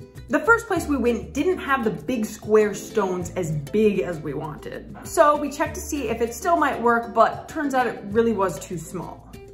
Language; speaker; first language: English; native; English